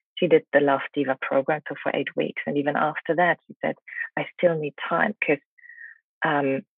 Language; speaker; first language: English; non-native, fluent; German